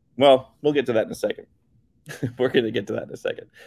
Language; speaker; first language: English; native; English